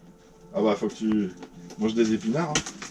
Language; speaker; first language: French; native; French